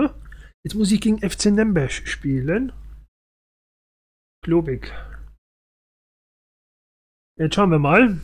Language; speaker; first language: German; native; German